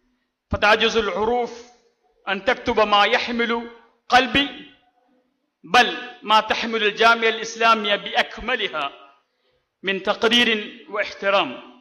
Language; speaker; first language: Arabic; non-native, fluent; Malayalam